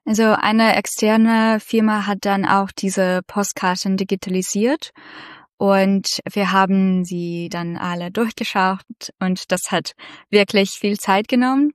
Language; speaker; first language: German; non-native, fluent; Russian